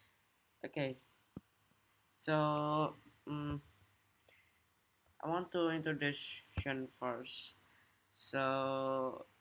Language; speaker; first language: English; non-native, learner; Indonesian